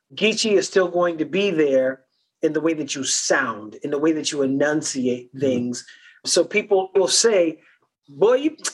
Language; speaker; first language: English; early bilingual, other home language; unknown